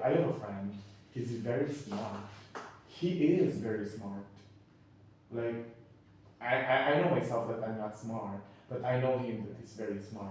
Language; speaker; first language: English; non-native, fluent; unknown